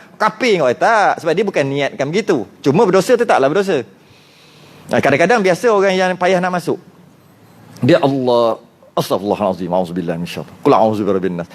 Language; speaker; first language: Malay; native; Malay